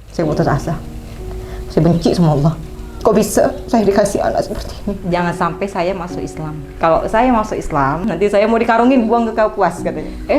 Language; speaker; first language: Indonesian; native; Indonesian